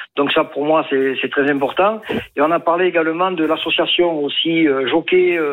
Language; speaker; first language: French; native; French